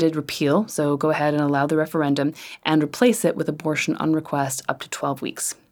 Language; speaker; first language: English; native; English